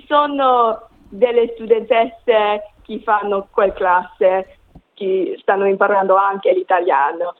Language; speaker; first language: Italian; non-native, learner; English